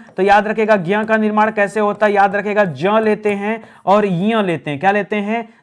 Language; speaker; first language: Hindi; native; Hindi